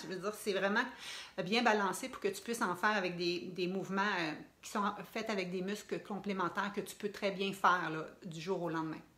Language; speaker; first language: French; native; French